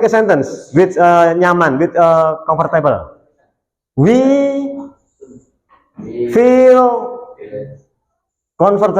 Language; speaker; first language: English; non-native, learner; Indonesian